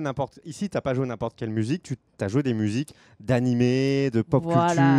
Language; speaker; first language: French; native; French